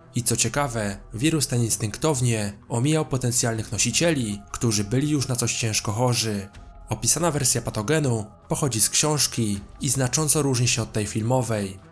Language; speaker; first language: Polish; native; Polish